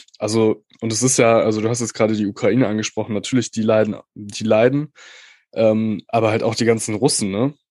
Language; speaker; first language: German; native; German